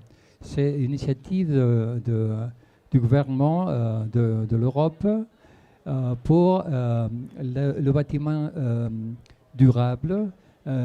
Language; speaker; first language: French; non-native, fluent; Spanish